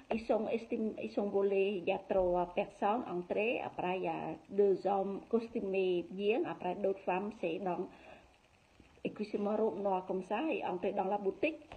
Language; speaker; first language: French; non-native, learner; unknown